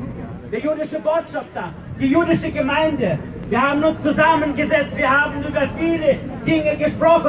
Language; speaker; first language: German; non-native, fluent; Russian